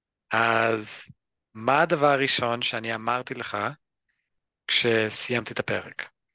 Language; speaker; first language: Hebrew; early bilingual, other home language; English